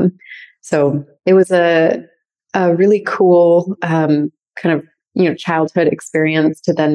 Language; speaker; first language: English; native; English